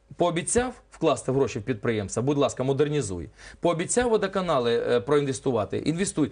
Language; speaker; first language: Ukrainian; non-native, local second language; Russian